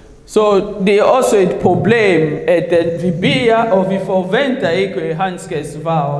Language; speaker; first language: Swedish; non-native, learner; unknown